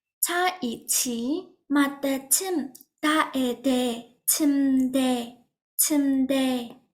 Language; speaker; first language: Korean; non-native, fluent; Burmese